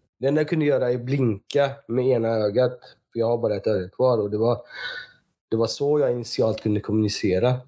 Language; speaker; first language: Swedish; early bilingual, other home language; Persian